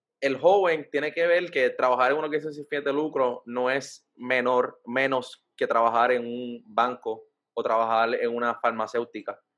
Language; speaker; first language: Spanish; native; Spanish